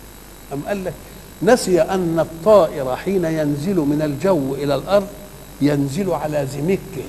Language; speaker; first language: Arabic; native; Arabic